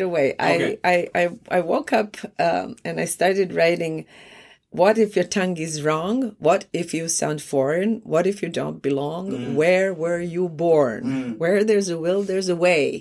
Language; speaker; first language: English; non-native, fluent; Croatian